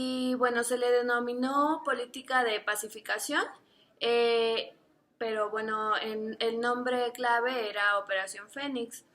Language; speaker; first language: Spanish; native; Spanish